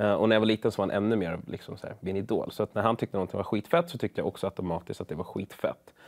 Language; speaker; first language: Swedish; early bilingual, other home language; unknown